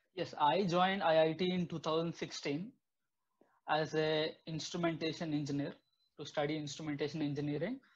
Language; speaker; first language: English; non-native, local second language; Telugu